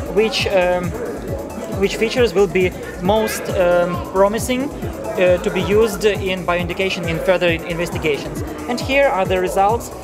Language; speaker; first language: English; non-native, fluent; Ukrainian